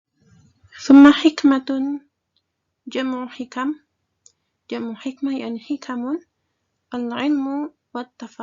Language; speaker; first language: Arabic; non-native, fluent; Indonesian